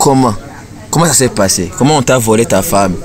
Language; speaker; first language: French; non-native, learner; Rundi